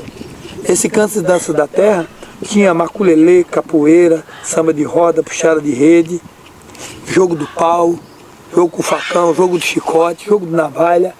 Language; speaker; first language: Portuguese; native; Portuguese